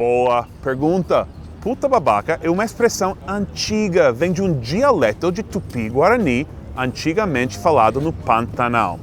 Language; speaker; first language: Portuguese; non-native, fluent; English